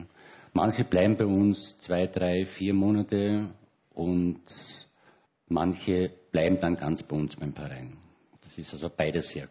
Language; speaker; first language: German; native; German